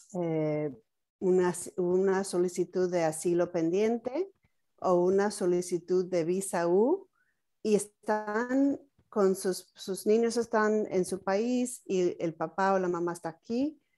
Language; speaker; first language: Spanish; non-native, fluent; English